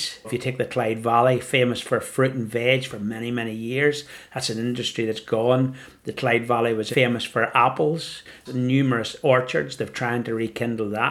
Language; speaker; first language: English; native; English